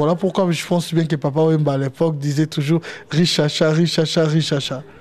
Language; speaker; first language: French; non-native, local second language; Lingala